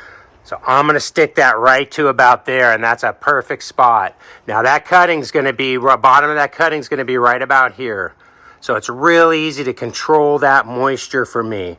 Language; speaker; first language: English; native; English